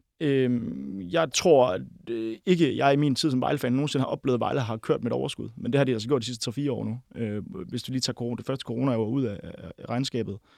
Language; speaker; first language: Danish; native; Danish